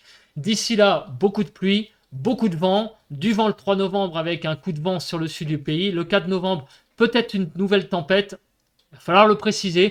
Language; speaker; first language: French; native; French